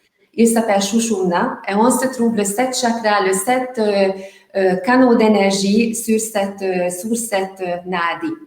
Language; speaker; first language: French; non-native, learner; Hungarian